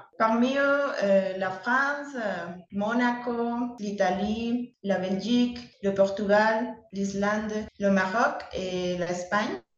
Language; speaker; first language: French; non-native, learner; Spanish